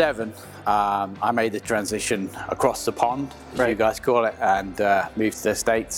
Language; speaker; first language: English; native; English